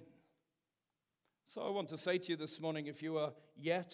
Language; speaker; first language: English; native; English